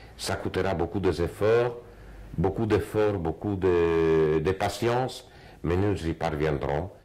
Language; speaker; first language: French; non-native, fluent; Italian